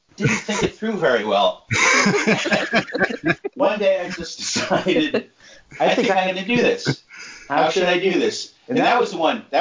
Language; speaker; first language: English; native; English